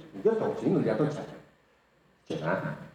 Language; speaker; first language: Russian; non-native, fluent; Mongolian